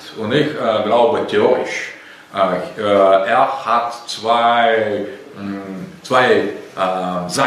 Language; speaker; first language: German; non-native, learner; Russian